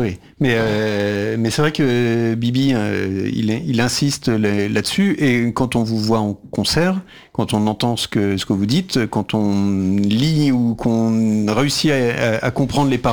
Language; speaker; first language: French; native; French